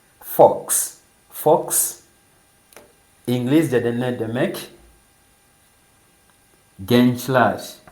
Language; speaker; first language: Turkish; non-native, fluent; English